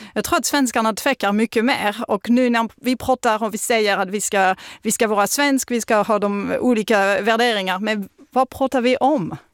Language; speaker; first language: Swedish; non-native, fluent; French